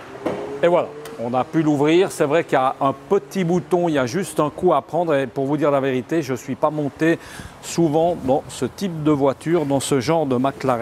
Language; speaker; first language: French; native; French